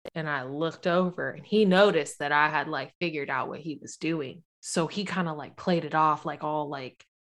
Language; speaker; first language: English; native; English